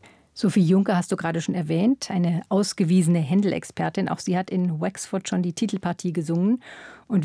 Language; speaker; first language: German; native; German